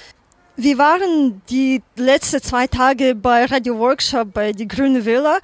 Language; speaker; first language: German; non-native, learner; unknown